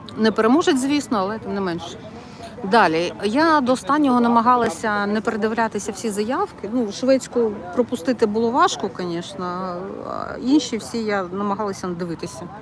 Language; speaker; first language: Ukrainian; non-native, local second language; Russian